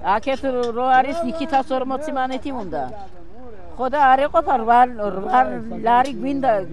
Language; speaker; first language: Georgian; non-native, local second language; Mingrelian